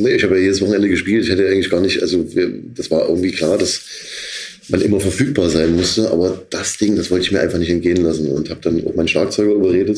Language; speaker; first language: German; native; German